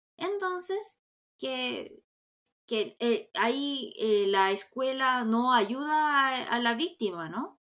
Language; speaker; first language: Spanish; non-native, fluent; Korean